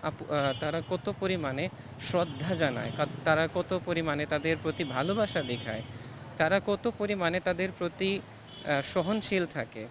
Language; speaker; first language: Bangla; non-native, fluent; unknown